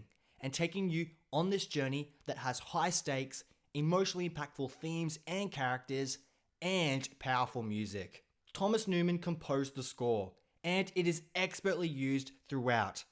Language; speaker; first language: English; native; English